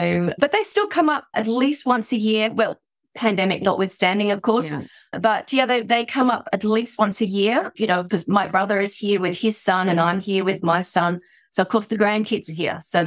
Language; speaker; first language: English; native; English